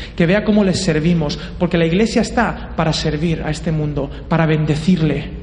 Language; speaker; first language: Spanish; native; Spanish